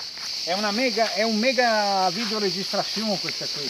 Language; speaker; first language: Italian; native; Italian